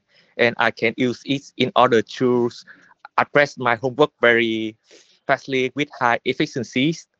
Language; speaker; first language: English; non-native, learner; Vietnamese